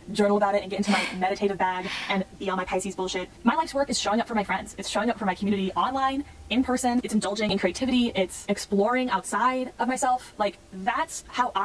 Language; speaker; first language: English; native; English